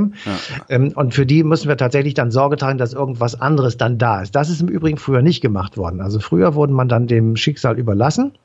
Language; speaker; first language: German; native; German